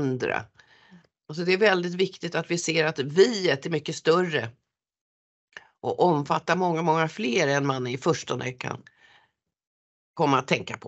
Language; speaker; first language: Swedish; native; Swedish